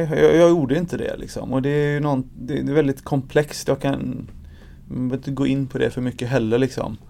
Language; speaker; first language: Swedish; native; Swedish